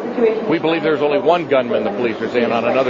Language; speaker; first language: English; native; English